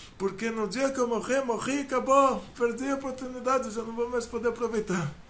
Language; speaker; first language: Portuguese; non-native, fluent; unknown